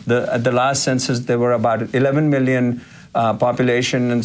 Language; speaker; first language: English; non-native, local second language; Hindi